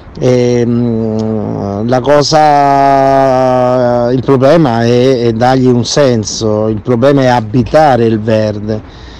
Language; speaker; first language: Italian; native; Italian